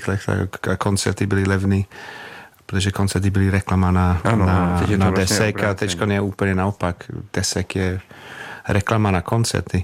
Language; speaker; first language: Czech; non-native, fluent; English